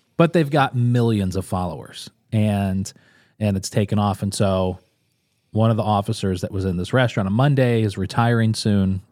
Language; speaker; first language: English; native; English